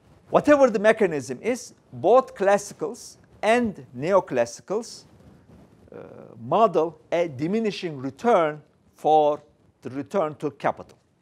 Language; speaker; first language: English; non-native, fluent; Turkish